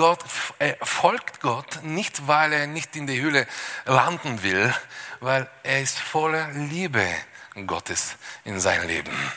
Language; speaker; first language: German; non-native, fluent; Bulgarian